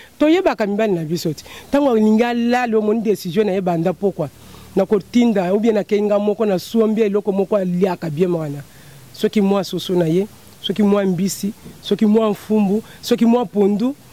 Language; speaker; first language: Lingala; non-native, local second language; Luba-Lulua